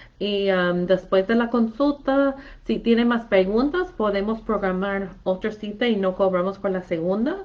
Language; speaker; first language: Spanish; non-native, fluent; English